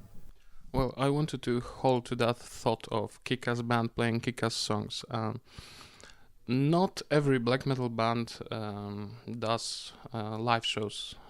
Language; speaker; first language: English; non-native, fluent; Polish